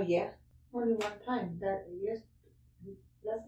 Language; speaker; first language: English; non-native, learner; Spanish